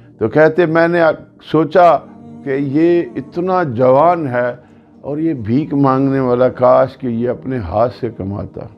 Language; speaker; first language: Urdu; non-native, local second language; Punjabi